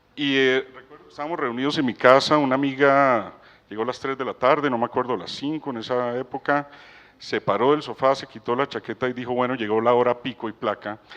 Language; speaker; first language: Spanish; native; Spanish